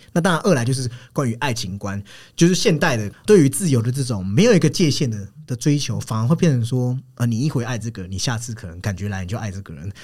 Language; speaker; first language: Chinese; native; Chinese